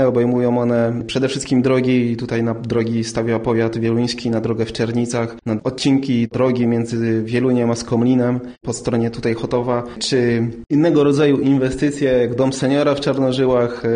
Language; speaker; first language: Polish; native; Polish